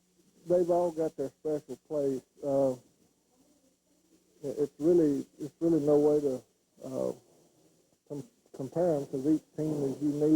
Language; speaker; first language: English; native; English